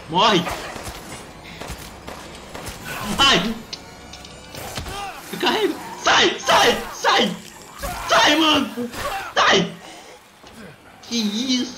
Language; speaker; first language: Portuguese; native; Portuguese